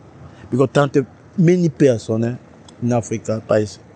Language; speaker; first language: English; non-native, learner; French